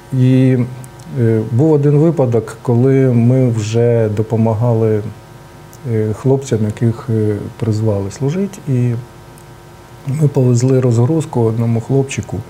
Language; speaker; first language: Ukrainian; non-native, local second language; Russian